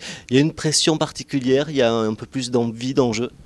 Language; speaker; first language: French; native; French